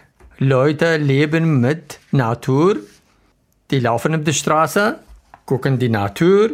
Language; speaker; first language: German; non-native, learner; Arabic